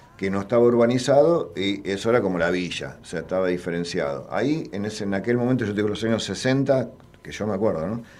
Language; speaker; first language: Spanish; native; Spanish